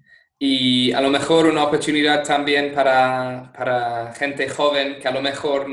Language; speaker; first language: Spanish; non-native, fluent; English